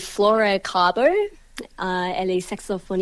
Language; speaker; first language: French; non-native, learner; English